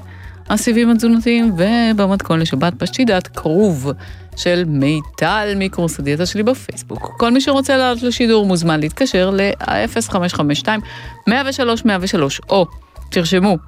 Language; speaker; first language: Hebrew; native; Hebrew